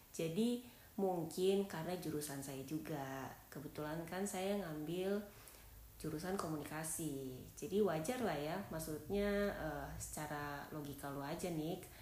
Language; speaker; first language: Indonesian; native; Indonesian